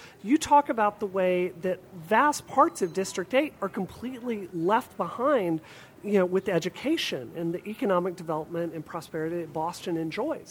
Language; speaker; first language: English; native; English